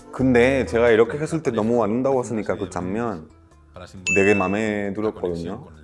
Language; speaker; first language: Korean; non-native, fluent; Spanish